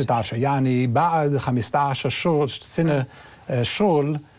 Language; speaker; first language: Arabic; non-native, learner; English